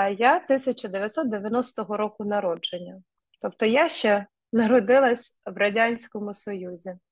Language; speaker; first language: Ukrainian; non-native, local second language; Russian